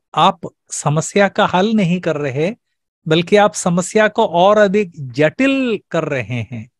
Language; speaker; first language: Hindi; native; Hindi